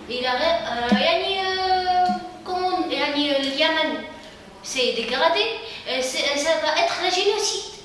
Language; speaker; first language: French; non-native, learner; Arabic